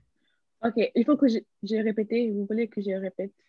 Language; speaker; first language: French; non-native, learner; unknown